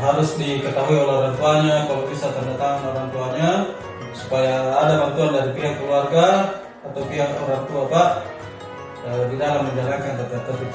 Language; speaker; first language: Indonesian; native; Indonesian